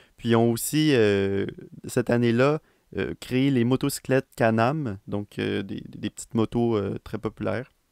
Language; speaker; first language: French; native; French